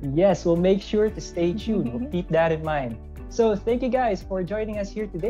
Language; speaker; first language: English; non-native, local second language; Filipino